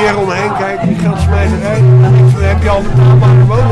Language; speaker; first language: Dutch; native; Dutch